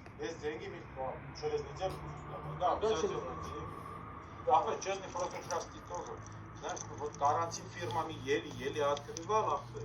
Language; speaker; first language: Russian; non-native, learner; Tajik